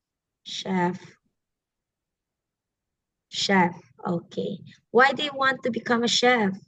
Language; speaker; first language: English; non-native, fluent; Filipino